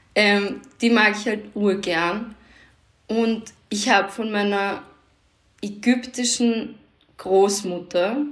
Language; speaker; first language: German; native; German